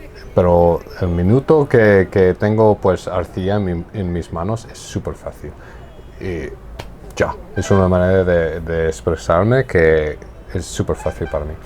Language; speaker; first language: Spanish; non-native, fluent; English